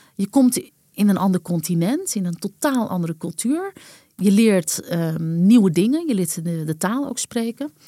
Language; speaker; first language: Dutch; native; Dutch